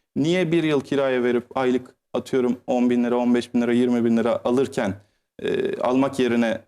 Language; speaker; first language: Turkish; native; Turkish